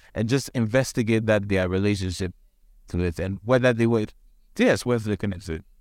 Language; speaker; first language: English; non-native, local second language; Akan